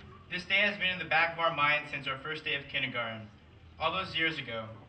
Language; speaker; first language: English; early bilingual, other home language; Portuguese